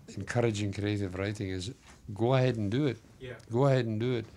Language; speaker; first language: English; native; English